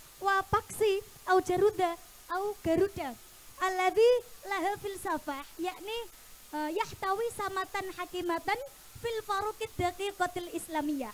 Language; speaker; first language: Arabic; non-native, learner; Indonesian